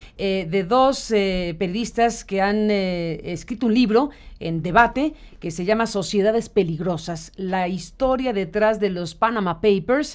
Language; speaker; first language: Spanish; native; Spanish